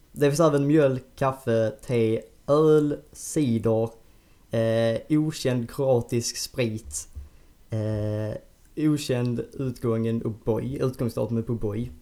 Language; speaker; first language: Swedish; native; Swedish